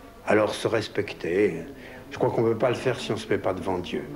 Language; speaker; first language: French; native; French